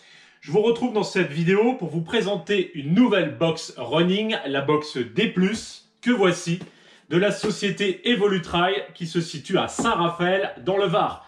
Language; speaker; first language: French; native; French